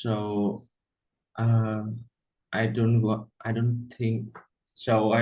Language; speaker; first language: English; non-native, learner; Vietnamese